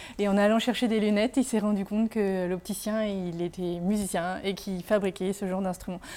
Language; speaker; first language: French; native; French